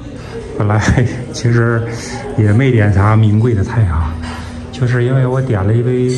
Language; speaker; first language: Chinese; native; Chinese